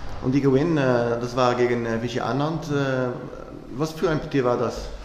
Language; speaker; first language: German; non-native, learner; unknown